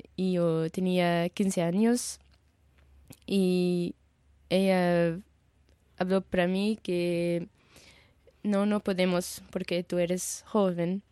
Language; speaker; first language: Spanish; non-native, learner; Arabic